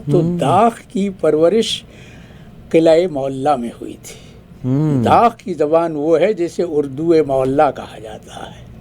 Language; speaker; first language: Urdu; native; Urdu